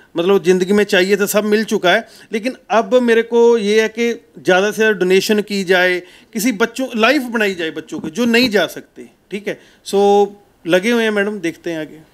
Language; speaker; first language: Hindi; non-native, local second language; Punjabi